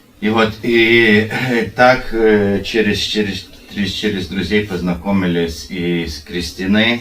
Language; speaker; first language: Russian; non-native, learner; Lithuanian